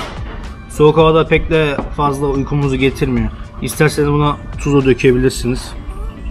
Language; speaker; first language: Turkish; native; Turkish